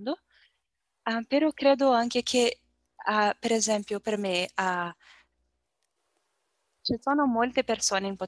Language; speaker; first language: Italian; non-native, learner; Portuguese